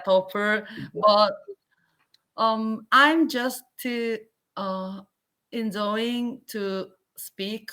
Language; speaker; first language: English; non-native, learner; Korean